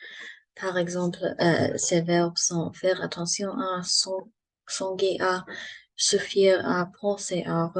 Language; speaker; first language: French; non-native, learner; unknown